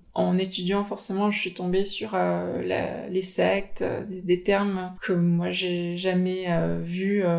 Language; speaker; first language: French; native; French